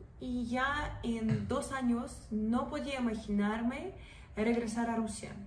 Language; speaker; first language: Spanish; non-native, fluent; Russian